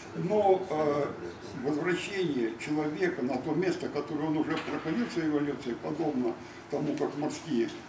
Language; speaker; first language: Russian; native; Russian